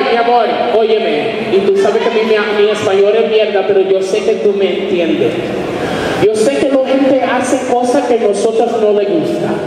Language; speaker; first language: Spanish; non-native, learner; English